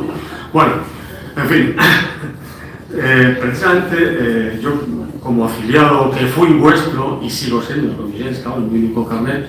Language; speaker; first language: Spanish; native; Spanish